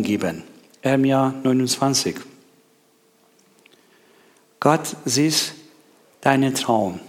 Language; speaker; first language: German; non-native, learner; Persian